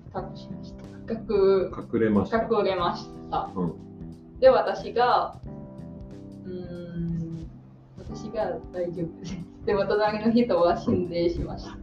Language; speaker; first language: Japanese; non-native, learner; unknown